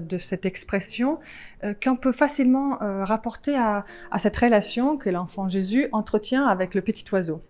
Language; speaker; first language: French; non-native, fluent; Italian